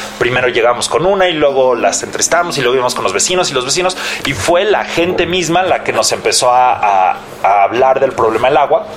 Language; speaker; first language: Spanish; native; Spanish